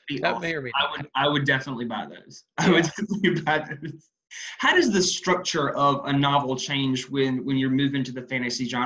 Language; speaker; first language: English; native; English